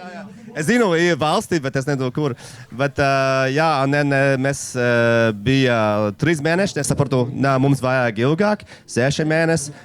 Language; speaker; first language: Latvian; non-native, learner; English